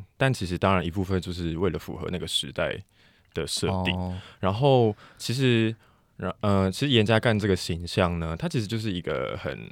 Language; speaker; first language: Chinese; non-native, local second language; Min Nan Chinese